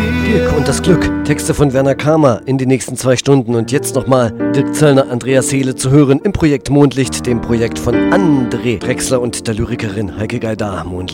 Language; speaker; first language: German; native; German